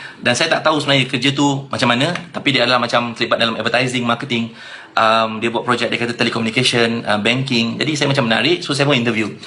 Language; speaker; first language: Malay; native; Malay